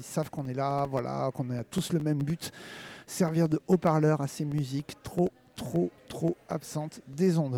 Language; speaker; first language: French; native; French